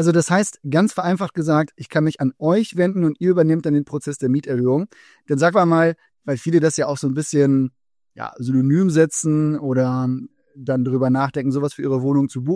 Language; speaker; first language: German; native; German